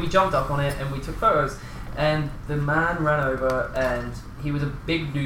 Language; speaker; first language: English; native; English